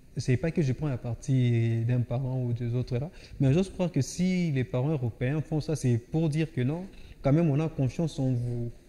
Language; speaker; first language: French; non-native, local second language; Swahili